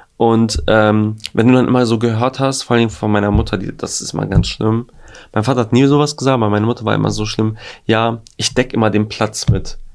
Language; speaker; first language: German; early bilingual, other home language; Albanian